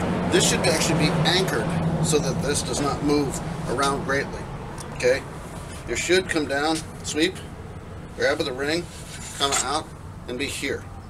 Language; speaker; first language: English; native; English